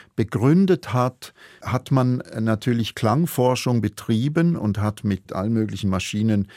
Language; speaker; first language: German; native; German